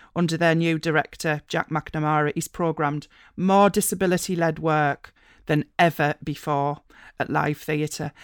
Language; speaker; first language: English; native; English